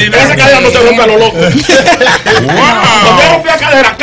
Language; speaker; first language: Spanish; native; Spanish